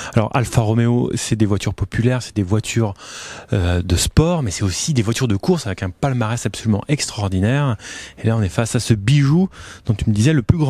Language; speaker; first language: French; native; French